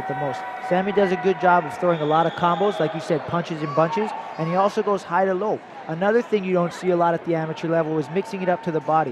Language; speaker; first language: English; native; English